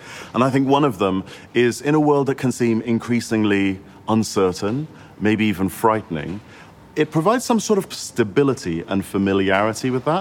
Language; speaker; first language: English; native; English